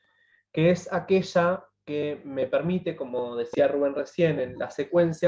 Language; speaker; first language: Spanish; native; Spanish